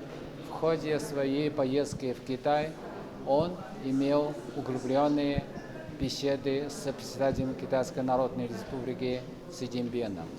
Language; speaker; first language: Russian; non-native, fluent; Chinese